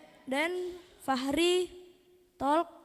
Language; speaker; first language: English; non-native, learner; Indonesian